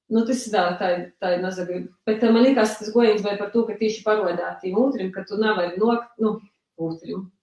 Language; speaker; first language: Latvian; early bilingual, other home language; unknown